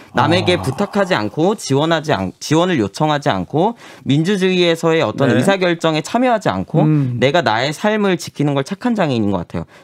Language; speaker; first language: Korean; native; Korean